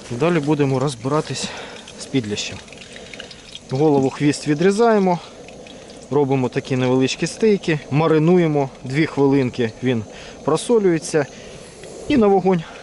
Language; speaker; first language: Ukrainian; native; Ukrainian